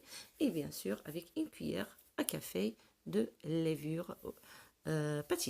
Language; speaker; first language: French; non-native, local second language; Arabic